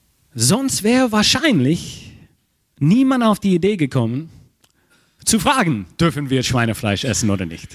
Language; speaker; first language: German; non-native, fluent; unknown